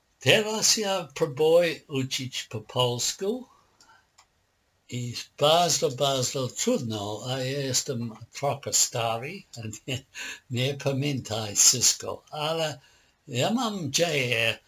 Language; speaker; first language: Polish; non-native, learner; English